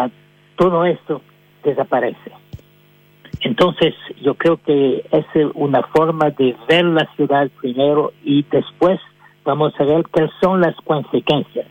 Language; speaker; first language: Spanish; non-native, fluent; French